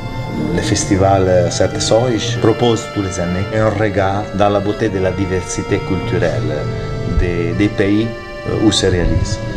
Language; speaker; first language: French; non-native, fluent; Italian